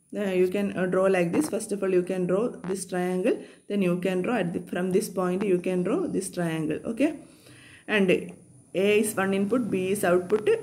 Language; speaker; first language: English; non-native, local second language; Malayalam